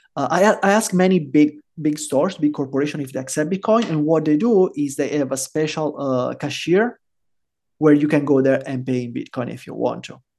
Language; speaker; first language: English; non-native, fluent; Italian